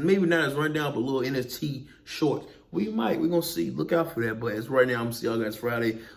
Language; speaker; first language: English; native; English